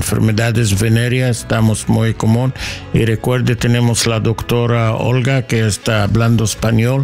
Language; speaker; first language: Spanish; non-native, learner; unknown